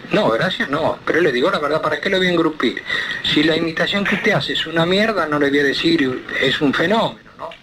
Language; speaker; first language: Spanish; native; Spanish